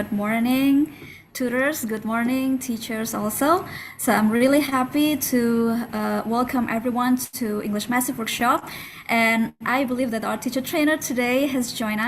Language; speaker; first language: English; non-native, fluent; Indonesian